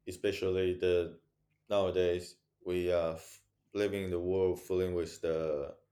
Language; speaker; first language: English; non-native, learner; Chinese